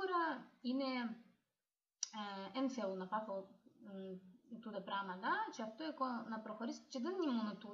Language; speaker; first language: Greek; non-native, learner; Russian